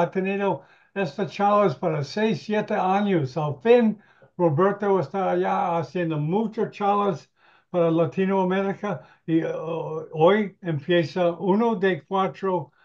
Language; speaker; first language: Spanish; non-native, learner; English